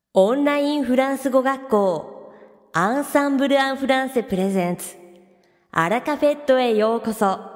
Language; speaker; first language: Japanese; native; Japanese